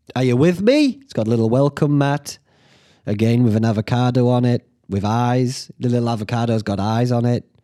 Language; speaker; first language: English; native; English